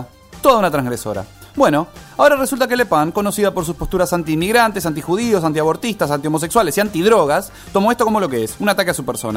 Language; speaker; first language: Spanish; native; Spanish